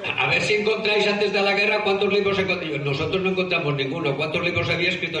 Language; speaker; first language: Spanish; non-native, local second language; Catalan